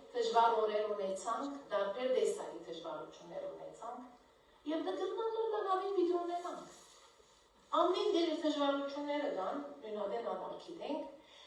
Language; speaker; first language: Armenian; native; Armenian